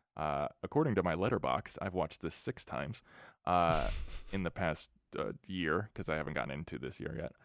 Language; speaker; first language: English; native; English